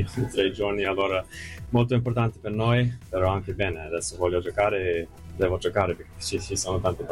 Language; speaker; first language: Italian; non-native, fluent; English